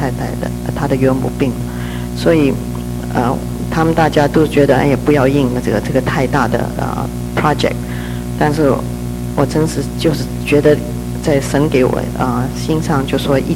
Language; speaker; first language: Chinese; early bilingual, heritage; Chinese